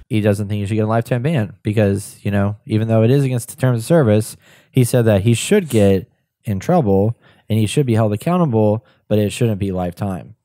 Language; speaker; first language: English; native; English